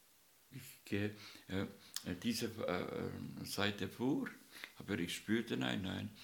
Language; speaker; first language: German; non-native, learner; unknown